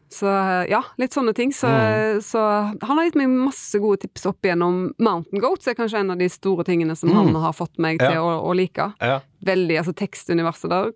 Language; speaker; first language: Norwegian; native; Norwegian